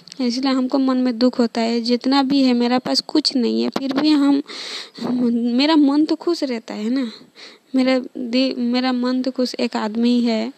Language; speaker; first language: Hindi; non-native, local second language; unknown